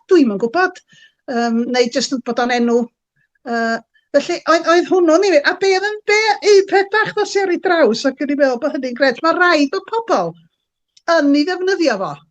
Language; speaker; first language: Welsh; native; Welsh